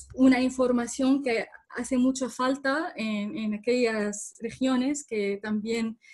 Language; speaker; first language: Spanish; non-native, fluent; Arabic